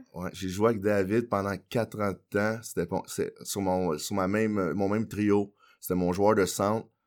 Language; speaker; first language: French; early bilingual, other home language; Haitian Creole